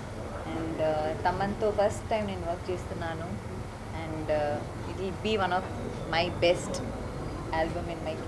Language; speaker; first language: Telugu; non-native, fluent; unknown